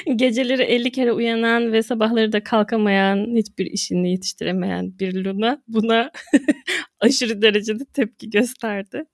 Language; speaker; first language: Turkish; native; Turkish